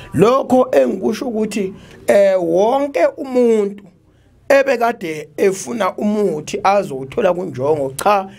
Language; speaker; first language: Zulu; native; Zulu